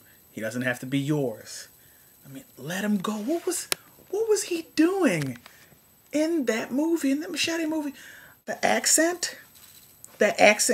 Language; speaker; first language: English; native; English